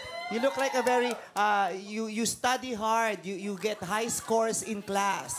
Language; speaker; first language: English; non-native, local second language; Filipino